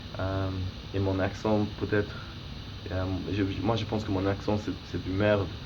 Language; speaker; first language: French; non-native, learner; English